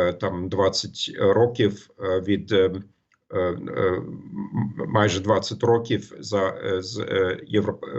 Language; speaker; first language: Ukrainian; non-native, fluent; German